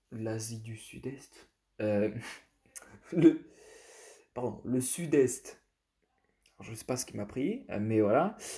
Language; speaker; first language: French; native; French